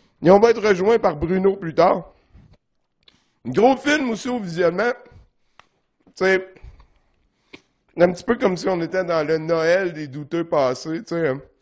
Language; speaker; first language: French; native; French